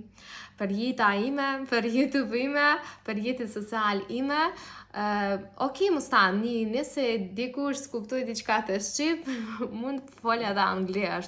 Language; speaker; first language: Albanian; non-native, learner; Russian